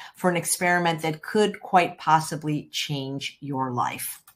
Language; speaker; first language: English; early bilingual, other home language; French